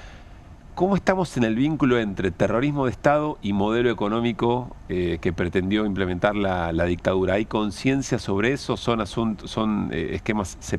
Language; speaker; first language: Spanish; native; Spanish